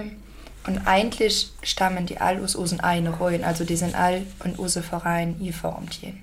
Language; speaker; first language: German; native; German